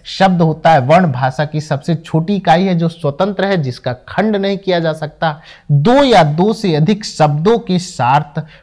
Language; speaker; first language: Hindi; native; Hindi